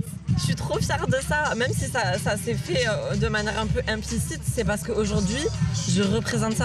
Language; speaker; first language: French; native; French